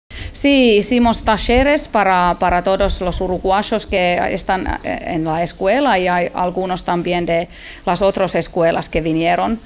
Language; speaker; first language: Spanish; non-native, learner; Finnish